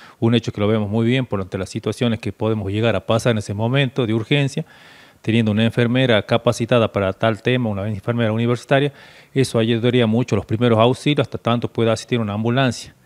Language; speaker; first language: Spanish; native; Spanish